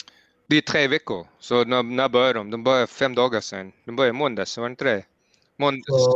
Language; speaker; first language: Swedish; early bilingual, heritage; Swedish